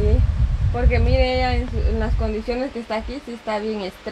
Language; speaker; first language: Spanish; native; Spanish